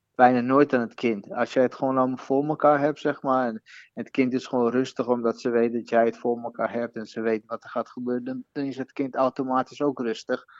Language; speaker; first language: Dutch; native; Dutch